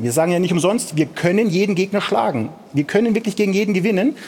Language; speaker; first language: German; native; German